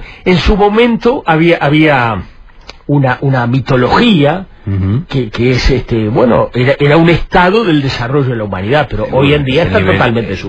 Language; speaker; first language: Spanish; native; Spanish